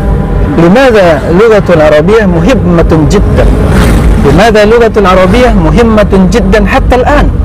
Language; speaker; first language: Arabic; non-native, learner; Indonesian